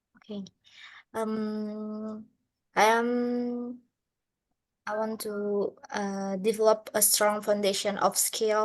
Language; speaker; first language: English; non-native, learner; Indonesian